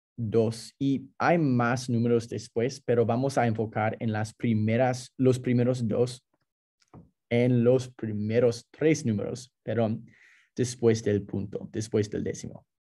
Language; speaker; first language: Spanish; non-native, fluent; English